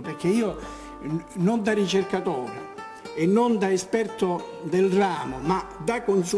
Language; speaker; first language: Italian; native; Italian